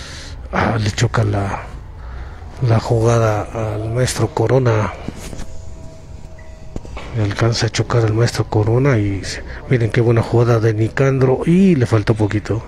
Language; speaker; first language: Spanish; native; Spanish